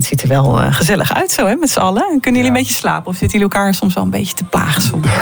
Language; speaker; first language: Dutch; native; Dutch